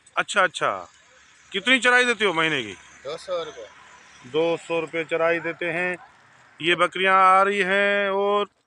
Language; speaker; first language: Urdu; non-native, local second language; Sindhi